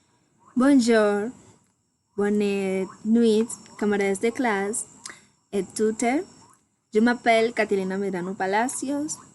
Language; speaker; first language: French; non-native, learner; Spanish